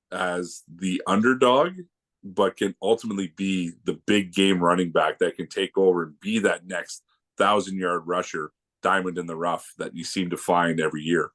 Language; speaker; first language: English; native; English